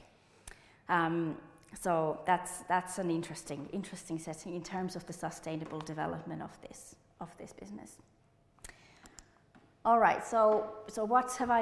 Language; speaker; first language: English; non-native, fluent; Finnish